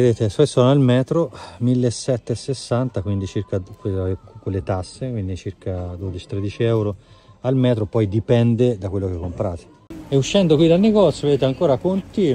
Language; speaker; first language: Italian; native; Italian